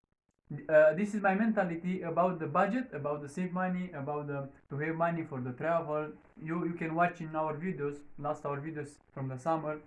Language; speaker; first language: English; non-native, learner; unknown